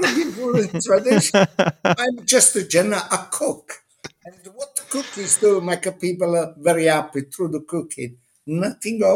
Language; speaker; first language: English; non-native, fluent; Italian